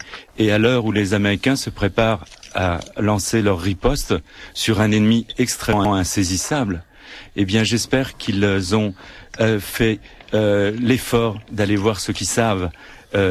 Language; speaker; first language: French; native; French